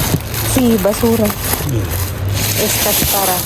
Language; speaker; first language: Spanish; non-native, learner; Filipino